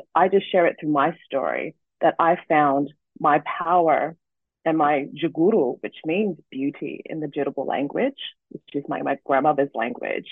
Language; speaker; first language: English; native; English